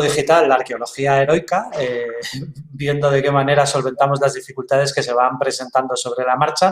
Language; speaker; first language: Spanish; native; Spanish